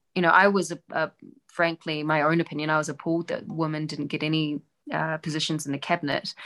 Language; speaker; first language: English; native; English